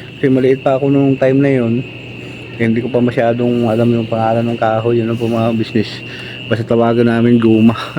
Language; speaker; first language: Filipino; non-native, local second language; Cebuano